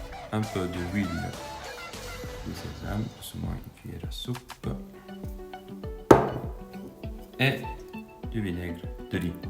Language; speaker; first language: French; non-native, fluent; Italian